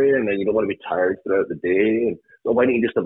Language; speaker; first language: English; native; English